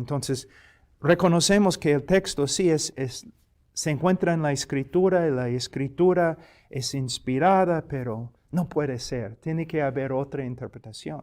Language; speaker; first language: Spanish; non-native, fluent; English